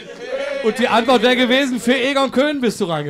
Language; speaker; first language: German; native; German